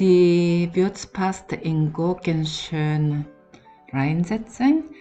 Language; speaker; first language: German; non-native, learner; Korean